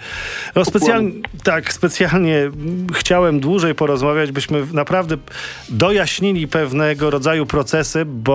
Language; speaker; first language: Polish; native; Polish